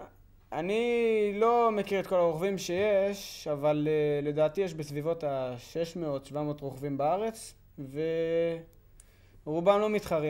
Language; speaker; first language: Hebrew; native; Hebrew